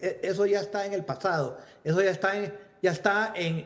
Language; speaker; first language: Spanish; native; Spanish